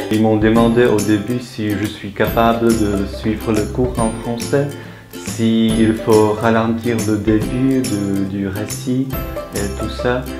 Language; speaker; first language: French; non-native, fluent; Czech